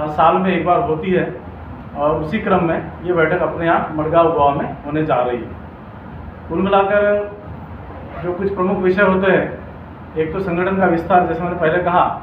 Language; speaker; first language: Hindi; non-native, local second language; Marathi